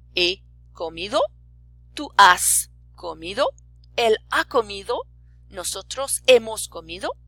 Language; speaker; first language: Spanish; non-native, fluent; French